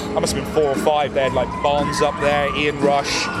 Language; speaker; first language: English; native; English